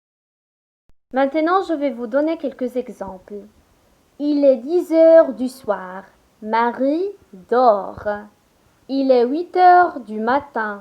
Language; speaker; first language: French; non-native, local second language; Arabic